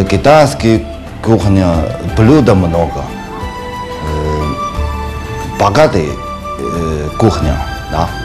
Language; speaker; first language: Russian; non-native, learner; Chinese